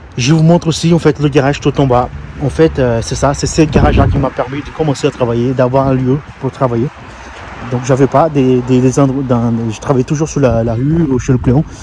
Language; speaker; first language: French; non-native, fluent; Portuguese